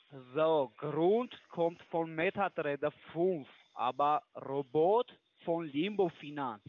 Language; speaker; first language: German; non-native, learner; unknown